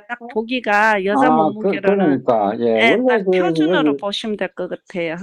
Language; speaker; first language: Korean; early bilingual, heritage; Korean